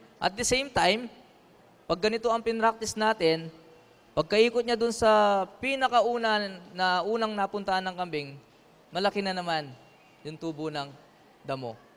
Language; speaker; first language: Filipino; native; Filipino